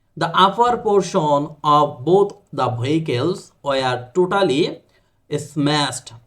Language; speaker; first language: English; non-native, local second language; Bangla